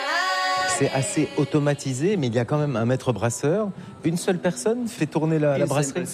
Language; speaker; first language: French; native; French